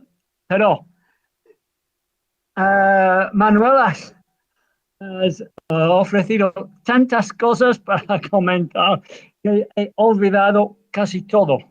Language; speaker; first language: Spanish; non-native, learner; English